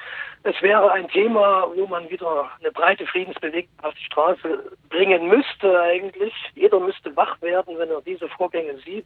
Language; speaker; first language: German; native; German